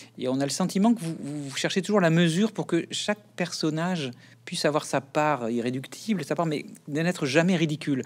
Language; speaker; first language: French; native; French